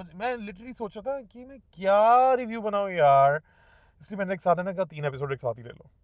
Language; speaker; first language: Urdu; native; Urdu